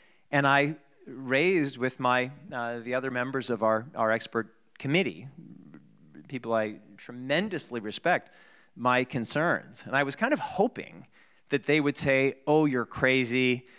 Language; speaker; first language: English; native; English